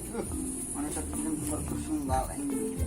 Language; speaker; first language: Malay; non-native, local second language; Sundanese